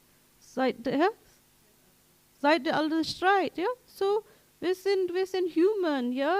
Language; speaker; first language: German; non-native, learner; English